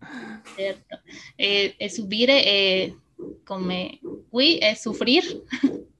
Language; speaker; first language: Italian; non-native, fluent; Spanish